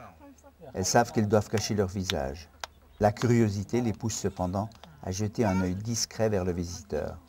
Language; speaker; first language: French; native; French